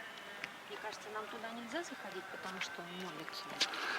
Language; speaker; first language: Russian; native; Russian